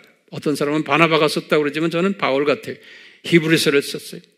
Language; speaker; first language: Korean; native; Korean